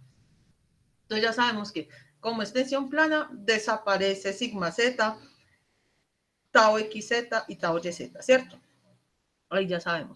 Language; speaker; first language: Spanish; native; Spanish